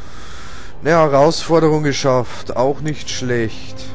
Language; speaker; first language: German; native; German